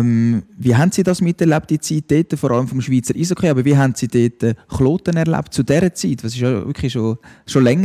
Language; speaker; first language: German; native; German